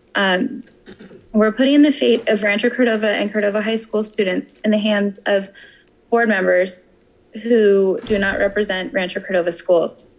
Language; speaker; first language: English; native; English